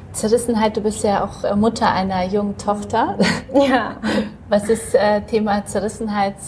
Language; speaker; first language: German; early bilingual, other home language; Polish